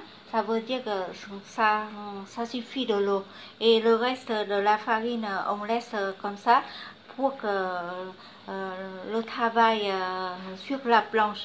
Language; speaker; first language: French; non-native, learner; Vietnamese